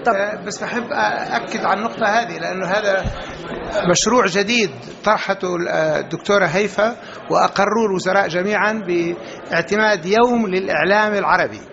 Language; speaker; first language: Arabic; native; Arabic